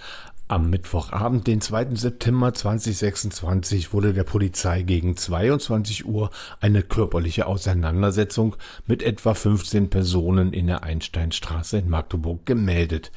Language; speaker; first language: German; native; German